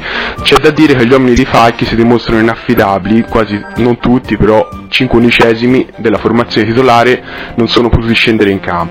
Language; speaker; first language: Italian; native; Italian